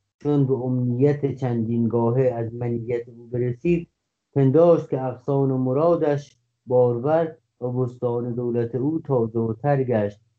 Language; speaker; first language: Persian; non-native, local second language; Kurdish